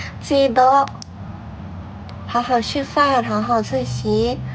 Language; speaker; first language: Chinese; non-native, learner; Thai